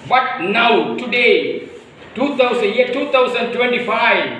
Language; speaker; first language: English; non-native, local second language; Tamil